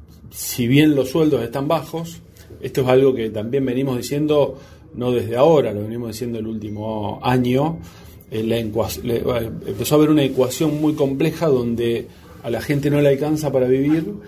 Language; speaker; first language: Spanish; native; Spanish